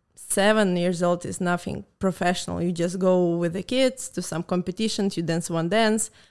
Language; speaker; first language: English; non-native, fluent; Russian